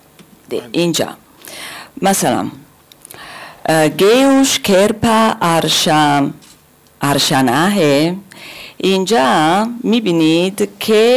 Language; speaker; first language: Persian; non-native, learner; German